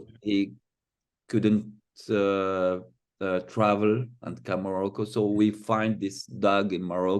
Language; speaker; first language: English; non-native, fluent; Arabic